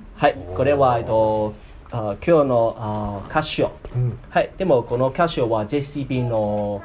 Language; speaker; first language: Japanese; non-native, learner; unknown